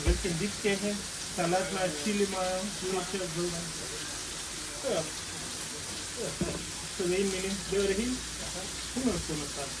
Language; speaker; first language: Danish; non-native, fluent; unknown